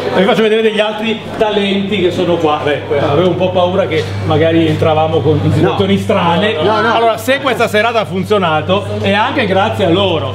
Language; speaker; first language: Italian; non-native, fluent; French